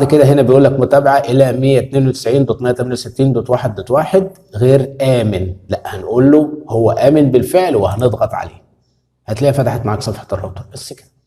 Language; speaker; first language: Arabic; native; Arabic